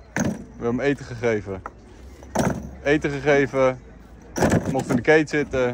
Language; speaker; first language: Dutch; native; Dutch